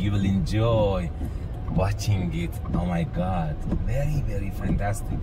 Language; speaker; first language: English; non-native, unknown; Persian